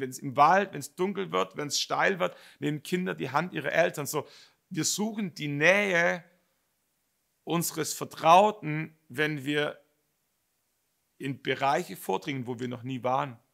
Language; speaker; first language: German; native; German